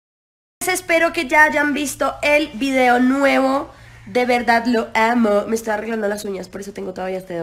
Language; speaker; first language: Spanish; native; Spanish